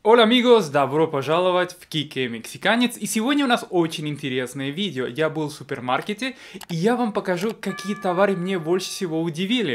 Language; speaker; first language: Russian; non-native, fluent; Spanish